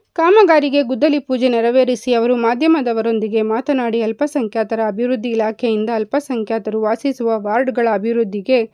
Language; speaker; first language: Kannada; native; Kannada